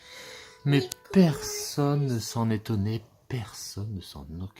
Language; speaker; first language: French; native; French